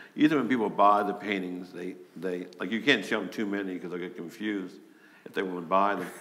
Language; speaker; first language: English; native; English